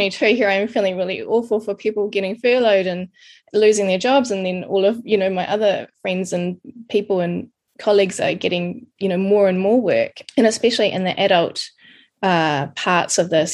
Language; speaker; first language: English; native; English